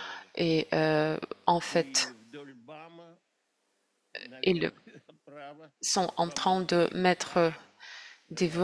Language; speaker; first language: French; non-native, fluent; Russian